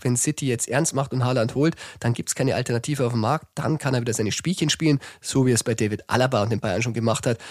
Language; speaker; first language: German; native; German